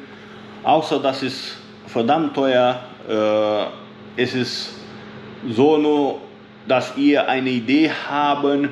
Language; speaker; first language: German; non-native, fluent; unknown